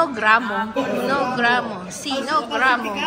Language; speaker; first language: Spanish; non-native, learner; Filipino